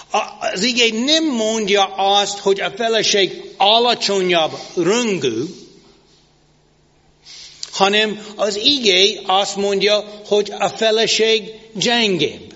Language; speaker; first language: Hungarian; non-native, fluent; English